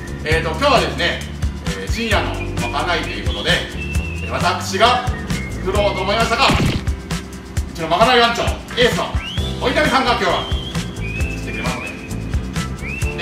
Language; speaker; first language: Japanese; native; Japanese